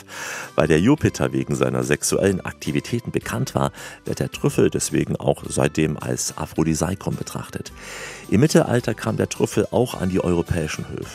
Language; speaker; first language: German; native; German